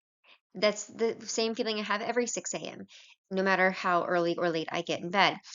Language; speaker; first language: English; native; English